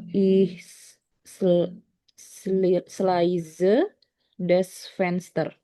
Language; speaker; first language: German; non-native, learner; Indonesian